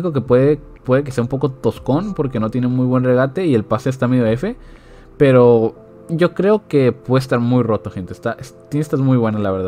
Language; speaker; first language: Spanish; native; Spanish